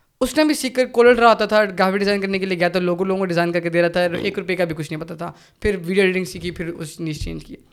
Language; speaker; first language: Urdu; native; Urdu